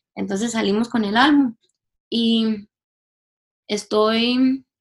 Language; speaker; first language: Spanish; early bilingual, heritage; English